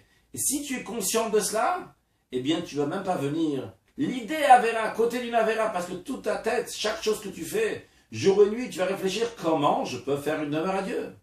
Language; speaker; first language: French; native; French